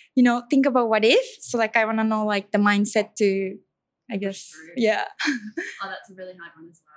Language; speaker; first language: English; non-native, fluent; Japanese